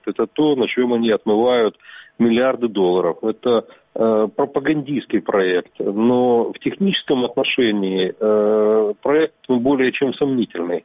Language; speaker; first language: Russian; native; Russian